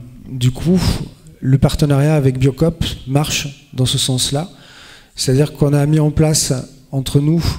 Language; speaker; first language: French; native; French